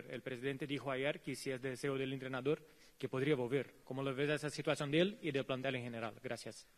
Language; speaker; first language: Spanish; non-native, fluent; Dutch